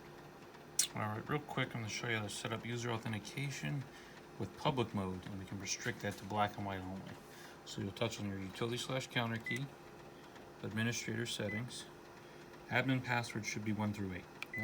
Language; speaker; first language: English; native; English